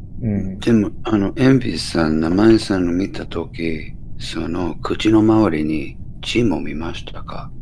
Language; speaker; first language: Japanese; non-native, learner; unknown